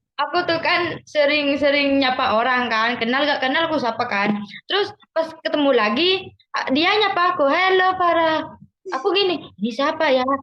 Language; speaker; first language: Indonesian; non-native, local second language; Madurese